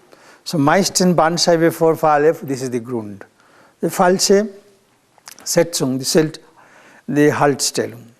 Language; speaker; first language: German; non-native, learner; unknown